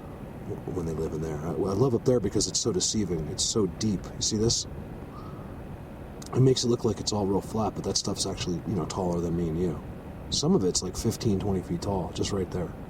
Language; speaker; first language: English; native; English